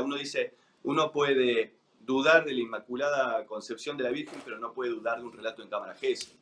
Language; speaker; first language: Spanish; native; Spanish